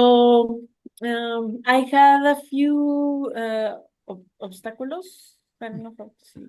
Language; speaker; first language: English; non-native, learner; Spanish